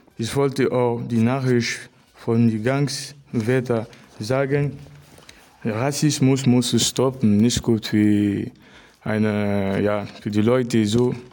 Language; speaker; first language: German; non-native, learner; Persian